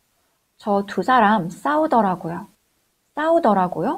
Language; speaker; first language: Korean; non-native, fluent; Chinese